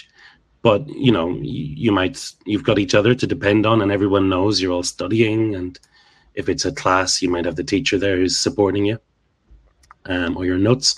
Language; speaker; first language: English; native; English